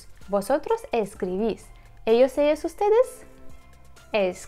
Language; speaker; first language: Spanish; non-native, fluent; Russian